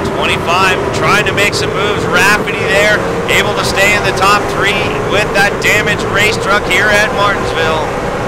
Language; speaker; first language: English; native; English